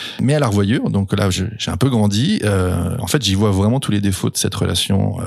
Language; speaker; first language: French; native; French